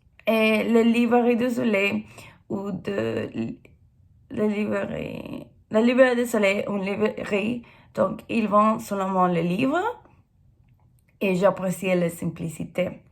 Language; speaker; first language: French; non-native, learner; English